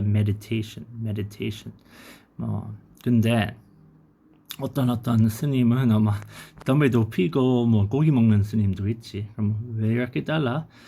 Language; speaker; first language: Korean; non-native, learner; English